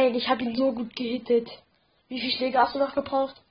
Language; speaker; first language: German; native; German